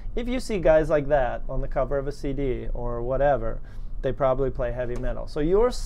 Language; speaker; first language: English; native; English